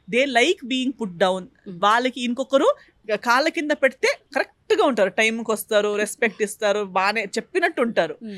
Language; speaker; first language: Telugu; non-native, fluent; Konkani